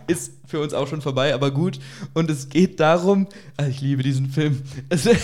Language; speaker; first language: German; native; German